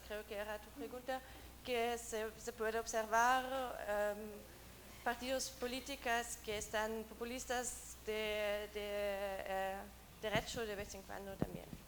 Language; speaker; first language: Spanish; non-native, learner; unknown